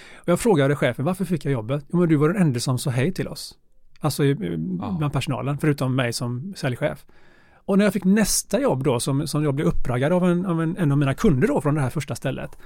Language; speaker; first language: Swedish; native; Swedish